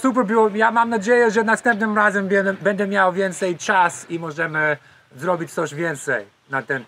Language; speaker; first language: Polish; non-native, learner; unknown